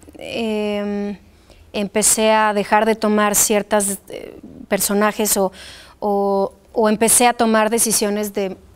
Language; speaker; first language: Spanish; early bilingual, other home language; Polish